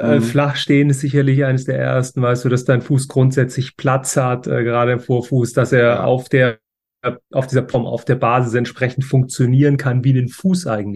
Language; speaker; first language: German; native; German